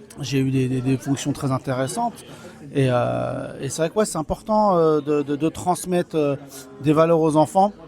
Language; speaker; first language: French; early bilingual, other home language; Kabyle